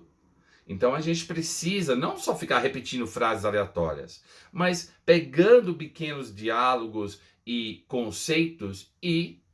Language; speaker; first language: Portuguese; non-native, fluent; English